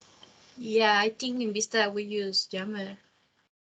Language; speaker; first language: English; non-native, learner; Spanish